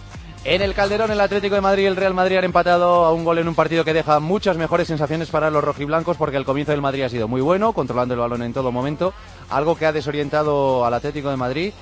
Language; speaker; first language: Spanish; native; Spanish